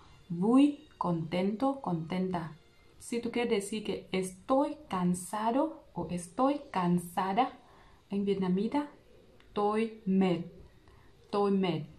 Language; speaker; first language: Spanish; non-native, learner; Vietnamese